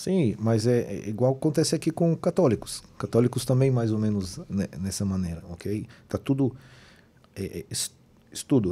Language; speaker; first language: Portuguese; non-native, fluent; Hebrew